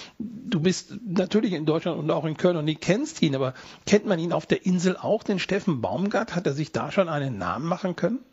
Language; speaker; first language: German; native; German